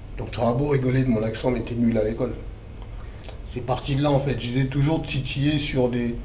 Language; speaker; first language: French; early bilingual, other home language; Lingala